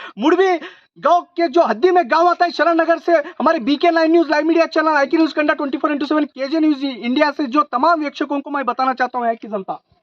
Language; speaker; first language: Hindi; non-native, local second language; Urdu